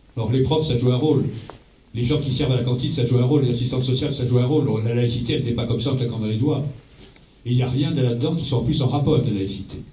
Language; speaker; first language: French; native; French